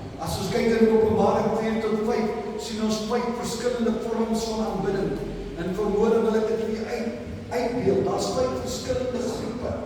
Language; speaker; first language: Afrikaans; non-native, local second language; English